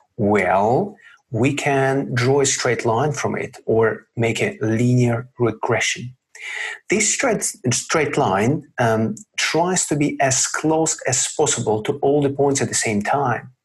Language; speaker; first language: English; non-native, fluent; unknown